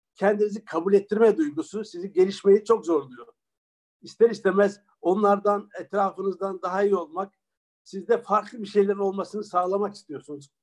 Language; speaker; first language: Turkish; early bilingual, other home language; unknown